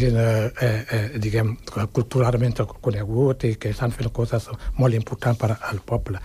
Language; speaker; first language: Catalan; non-native, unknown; Wolof